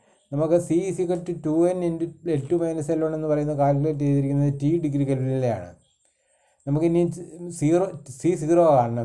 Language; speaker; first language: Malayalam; native; Malayalam